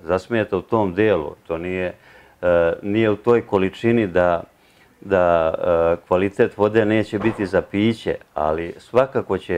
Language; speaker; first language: Serbian; native; Serbian